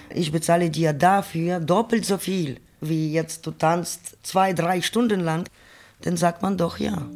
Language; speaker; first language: German; non-native, fluent; Ukrainian